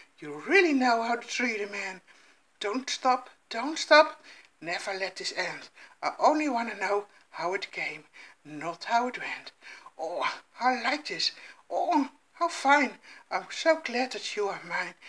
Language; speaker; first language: English; non-native, fluent; Dutch